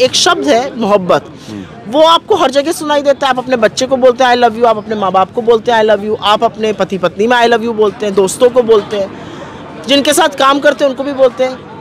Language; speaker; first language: Hindi; native; Hindi